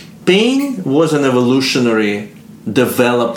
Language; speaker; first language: English; non-native, fluent; Russian